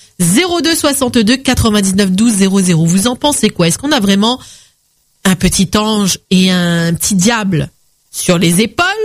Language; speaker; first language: French; native; French